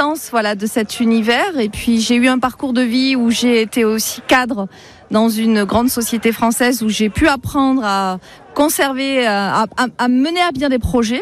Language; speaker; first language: French; native; French